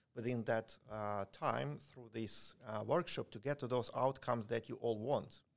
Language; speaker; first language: English; non-native, fluent; Ukrainian